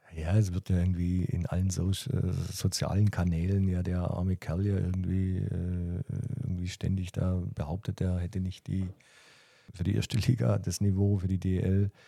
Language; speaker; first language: German; native; German